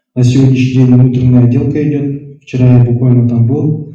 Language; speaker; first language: Russian; non-native, local second language; Kazakh